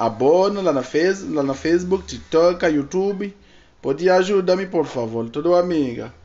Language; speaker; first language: Portuguese; non-native, learner; Haitian Creole